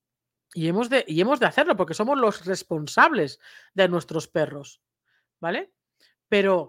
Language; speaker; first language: Spanish; native; Spanish